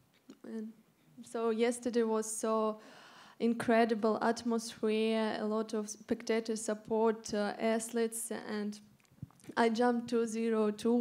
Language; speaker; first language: English; non-native, learner; Ukrainian